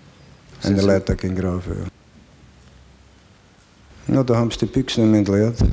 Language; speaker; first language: German; native; German